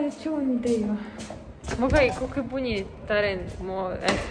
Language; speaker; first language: Korean; non-native, learner; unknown